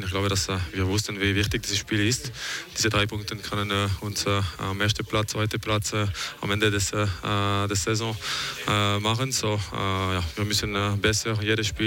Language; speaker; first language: German; non-native, local second language; French